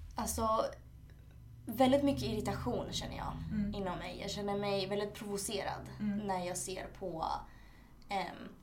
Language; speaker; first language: Swedish; early bilingual, other home language; Spanish